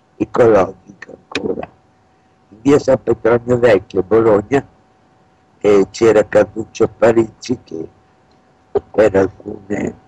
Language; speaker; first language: Italian; native; Italian